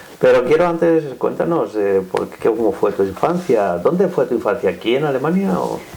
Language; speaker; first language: Spanish; native; Spanish